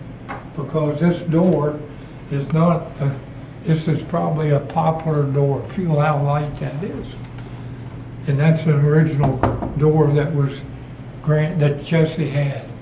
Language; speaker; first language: English; native; English